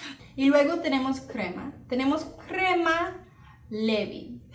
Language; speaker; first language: Spanish; early bilingual, heritage; Spanish